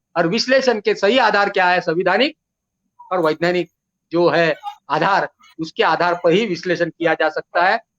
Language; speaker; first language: Hindi; non-native, local second language; Marathi